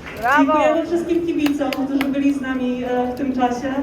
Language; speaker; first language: Polish; native; Polish